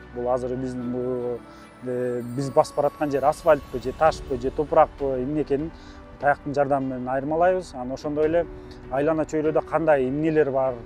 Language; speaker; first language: Kyrgyz; native; Kyrgyz